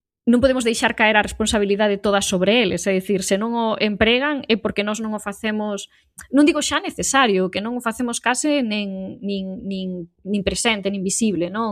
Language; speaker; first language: Galician; native; Galician